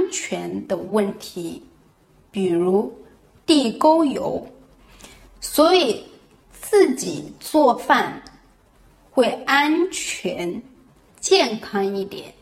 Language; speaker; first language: Chinese; native; Chinese